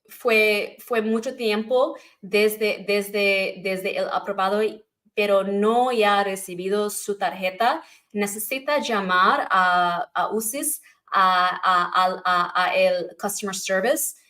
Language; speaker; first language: Spanish; non-native, learner; English